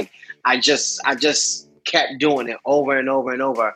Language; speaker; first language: English; native; English